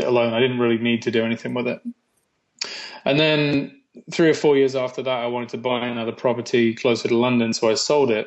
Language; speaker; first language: English; native; English